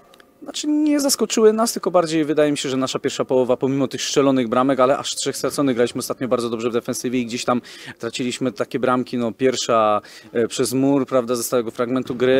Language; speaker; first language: Polish; native; Polish